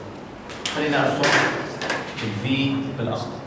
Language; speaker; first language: Arabic; native; Arabic